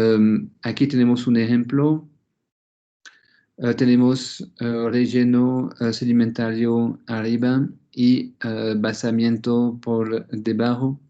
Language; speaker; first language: Spanish; non-native, fluent; French